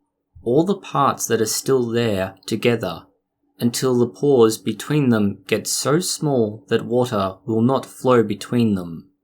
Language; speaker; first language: English; native; English